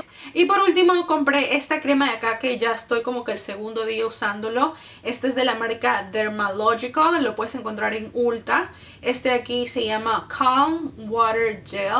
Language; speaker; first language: Spanish; native; Spanish